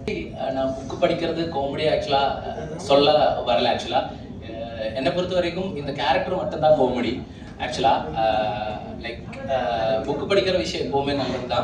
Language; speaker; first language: Tamil; non-native, fluent; Malayalam